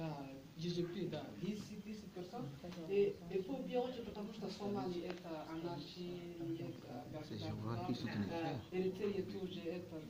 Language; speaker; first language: Russian; non-native, learner; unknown